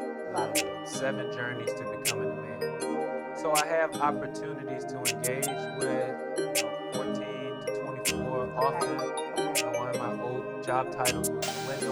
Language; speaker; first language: English; native; English